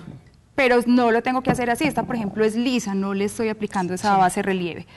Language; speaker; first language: Spanish; native; Spanish